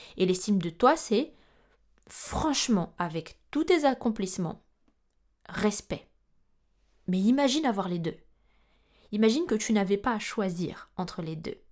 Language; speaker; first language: French; non-native, local second language; Malagasy